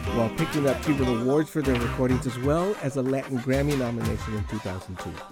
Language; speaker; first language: English; native; English